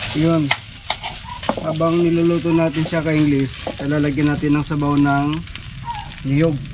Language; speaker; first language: Filipino; non-native, local second language; Iloko